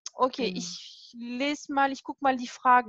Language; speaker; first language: German; non-native, fluent; French